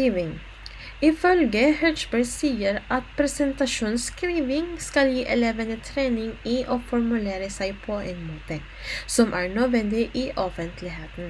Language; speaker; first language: Norwegian; non-native, learner; Filipino